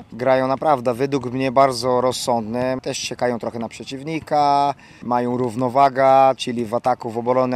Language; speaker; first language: Polish; non-native, fluent; Portuguese